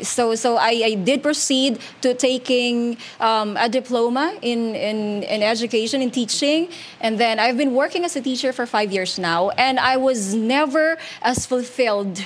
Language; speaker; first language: English; non-native, local second language; Hiligaynon